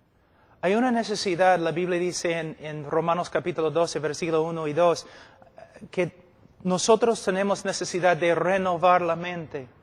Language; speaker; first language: Spanish; non-native, fluent; English